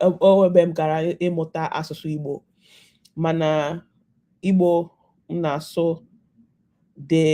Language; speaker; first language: Igbo; non-native, learner; English